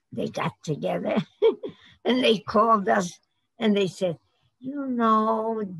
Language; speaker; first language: English; non-native, fluent; Polish